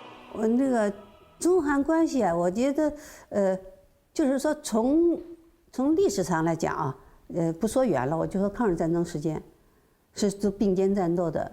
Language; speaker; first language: Chinese; native; Chinese